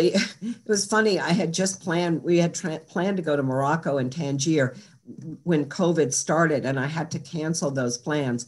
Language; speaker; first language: English; native; English